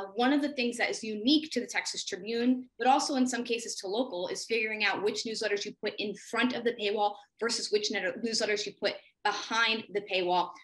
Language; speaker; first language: English; native; English